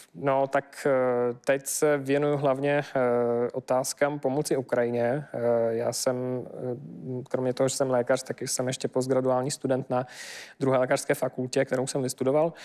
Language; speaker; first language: Czech; non-native, fluent; Ukrainian